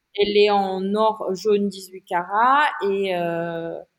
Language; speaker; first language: French; non-native, local second language; Malagasy